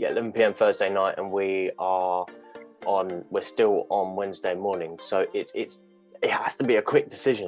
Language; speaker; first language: English; native; English